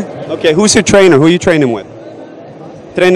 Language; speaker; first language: English; native; English